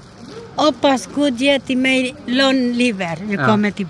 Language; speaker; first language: Swedish; non-native, learner; Spanish